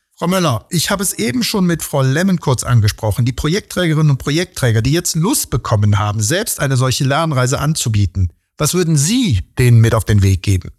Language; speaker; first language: German; native; German